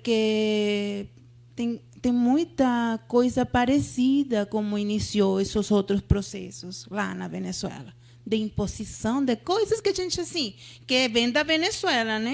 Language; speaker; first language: Portuguese; non-native, fluent; Spanish